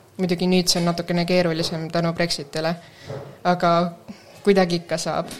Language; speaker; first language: Estonian; native; Estonian